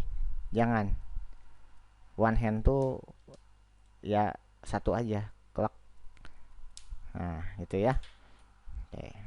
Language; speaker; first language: Indonesian; native; Indonesian